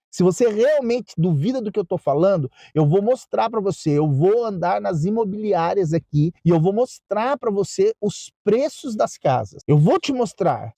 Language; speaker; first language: Portuguese; native; Portuguese